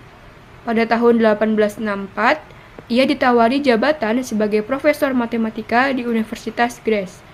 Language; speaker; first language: Indonesian; native; Indonesian